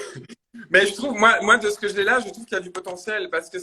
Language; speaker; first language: French; native; French